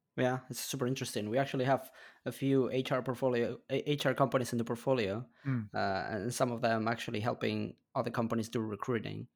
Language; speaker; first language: English; non-native, fluent; Spanish